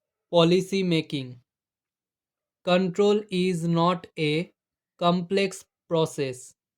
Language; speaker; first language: English; non-native, local second language; Bangla